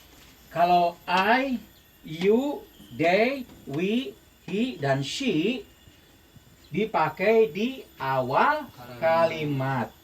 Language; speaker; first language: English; non-native, learner; Sundanese